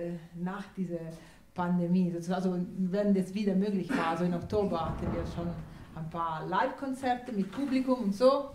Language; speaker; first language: German; non-native, fluent; Italian